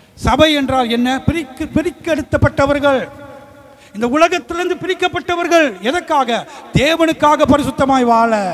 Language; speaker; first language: Tamil; early bilingual, heritage; Tamil